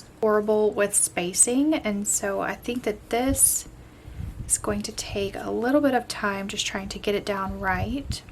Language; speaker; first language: English; native; English